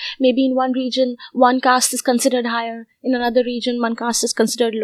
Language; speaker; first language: English; non-native, local second language; Hindi